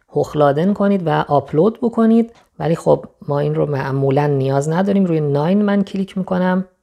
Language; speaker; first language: Persian; native; Persian